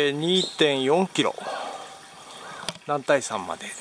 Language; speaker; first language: Japanese; native; Japanese